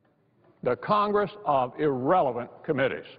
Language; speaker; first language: English; native; English